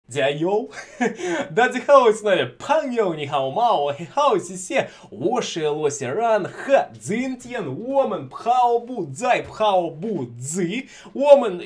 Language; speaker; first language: Chinese; non-native, learner; Russian